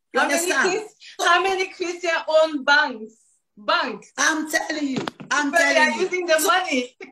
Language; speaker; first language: English; non-native, learner; French